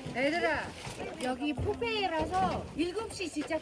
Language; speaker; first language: Korean; non-native, learner; Mongolian